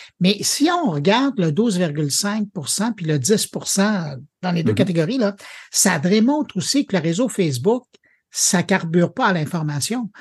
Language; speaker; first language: French; native; French